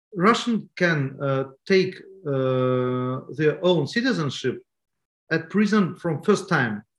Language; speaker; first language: English; non-native, learner; Estonian